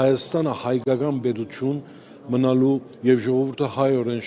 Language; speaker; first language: Armenian; early bilingual, heritage; Armenian